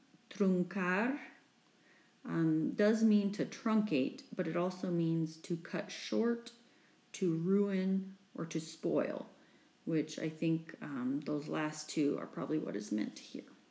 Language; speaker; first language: English; native; English